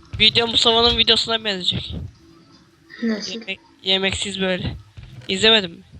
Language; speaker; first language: Turkish; native; Turkish